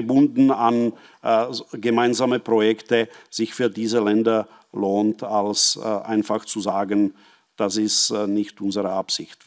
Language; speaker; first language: German; non-native, fluent; Czech